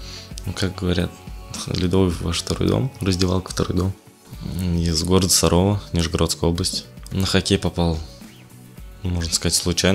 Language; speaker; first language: Russian; native; Russian